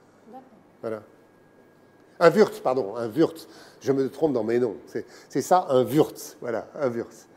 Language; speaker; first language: French; native; French